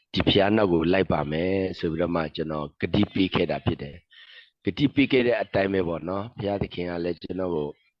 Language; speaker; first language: Burmese; non-native, local second language; S'gaw Karen